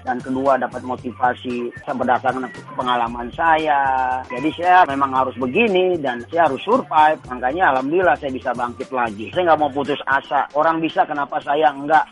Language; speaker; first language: Indonesian; native; Indonesian